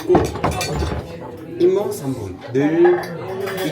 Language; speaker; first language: Korean; native; Korean